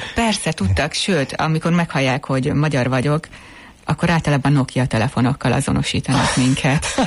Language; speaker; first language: Hungarian; native; Hungarian